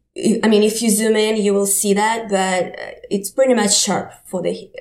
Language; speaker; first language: English; non-native, fluent; Ukrainian